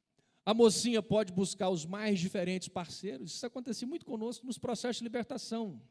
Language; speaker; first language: Portuguese; native; Portuguese